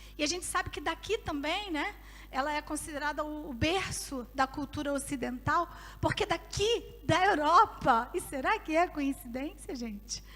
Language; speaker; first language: Portuguese; native; Portuguese